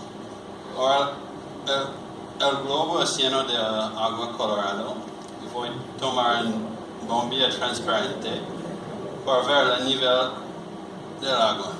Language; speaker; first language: Spanish; non-native, learner; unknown